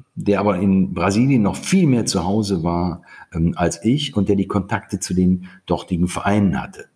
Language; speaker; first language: German; native; German